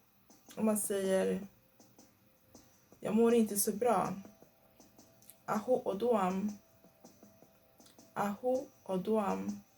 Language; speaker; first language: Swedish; non-native, fluent; Igbo